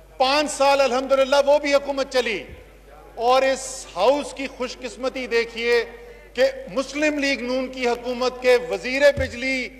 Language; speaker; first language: Urdu; native; Urdu